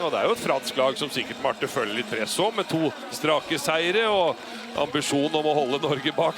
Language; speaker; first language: Norwegian; native; Norwegian